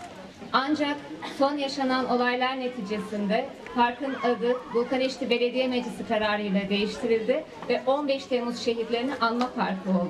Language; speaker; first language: Turkish; native; Turkish